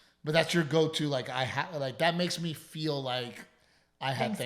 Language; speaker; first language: English; native; English